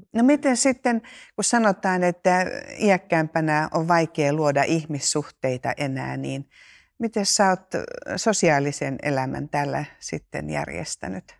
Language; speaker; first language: Finnish; native; Finnish